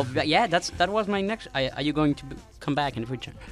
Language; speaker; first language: English; non-native, fluent; Spanish